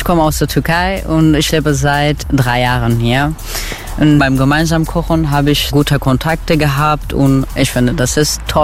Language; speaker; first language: German; non-native, learner; Turkish